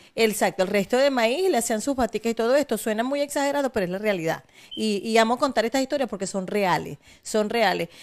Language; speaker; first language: Spanish; native; Spanish